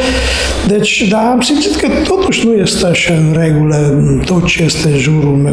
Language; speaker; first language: Romanian; non-native, fluent; Hungarian